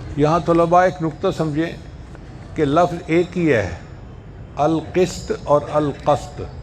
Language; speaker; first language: Urdu; non-native, local second language; Punjabi